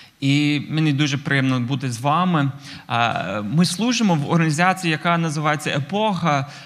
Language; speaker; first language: Ukrainian; non-native, fluent; English